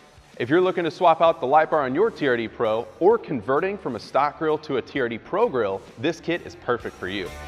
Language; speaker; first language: English; native; English